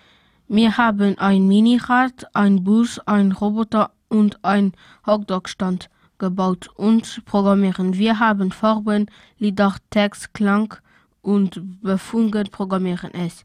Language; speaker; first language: German; non-native, local second language; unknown